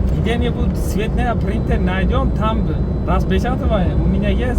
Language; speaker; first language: Russian; non-native, learner; Uzbek